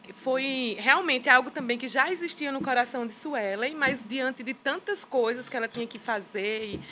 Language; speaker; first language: Portuguese; native; Portuguese